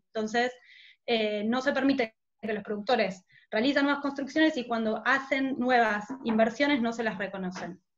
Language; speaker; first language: Spanish; native; Spanish